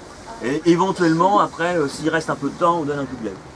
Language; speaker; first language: French; native; French